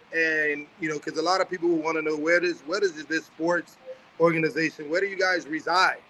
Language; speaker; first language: English; native; English